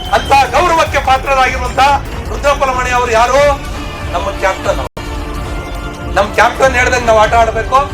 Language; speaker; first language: Kannada; non-native, local second language; Lambadi